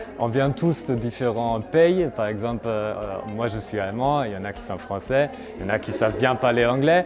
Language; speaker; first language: French; native; French